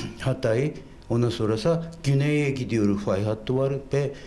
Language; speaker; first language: Turkish; non-native, fluent; Japanese